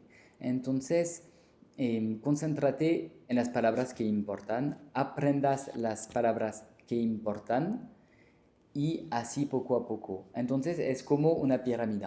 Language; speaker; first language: Spanish; non-native, fluent; French